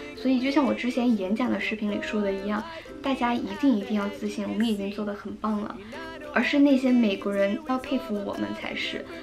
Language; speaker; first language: Chinese; native; Chinese